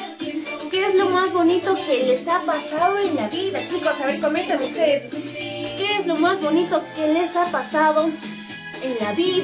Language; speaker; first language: Spanish; native; Spanish